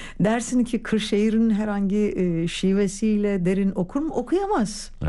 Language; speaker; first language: Turkish; native; Turkish